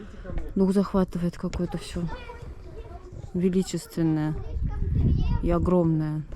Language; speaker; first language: Russian; native; Russian